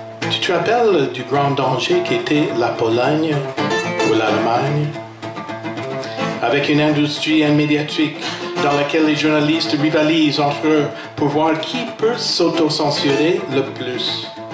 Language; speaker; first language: French; non-native, fluent; English